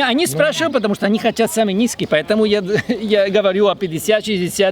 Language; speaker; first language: Russian; non-native, fluent; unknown